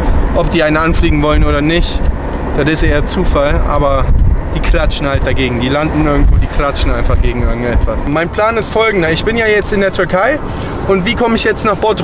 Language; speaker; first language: German; native; German